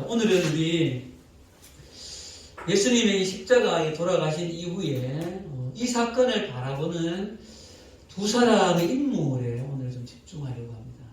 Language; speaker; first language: Korean; native; Korean